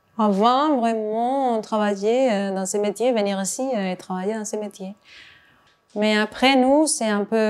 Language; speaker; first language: French; non-native, fluent; Spanish